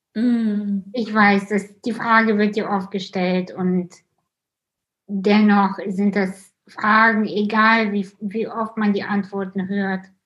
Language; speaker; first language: German; early bilingual, other home language; Russian